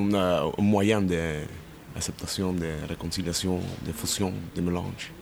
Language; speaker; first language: French; non-native, fluent; Spanish